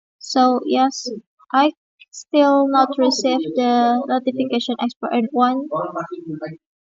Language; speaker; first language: English; non-native, learner; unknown